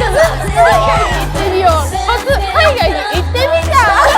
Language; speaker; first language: Korean; non-native, fluent; Japanese